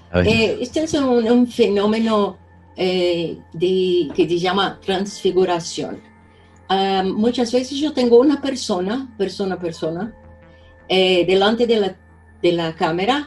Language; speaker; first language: Spanish; non-native, fluent; Portuguese